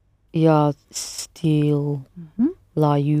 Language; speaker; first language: Russian; non-native, learner; English